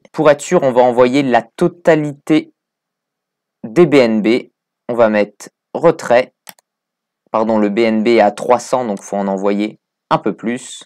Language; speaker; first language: French; native; French